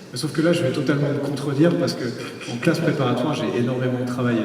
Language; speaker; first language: French; native; French